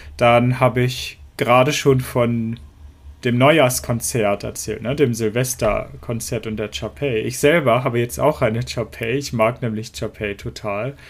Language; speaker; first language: German; native; German